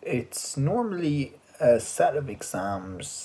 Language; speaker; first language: English; native; English